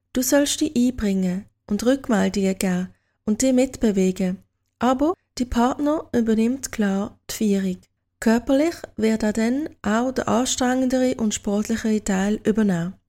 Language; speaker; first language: German; native; German